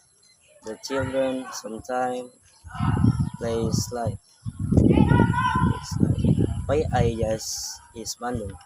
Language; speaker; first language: English; non-native, learner; Indonesian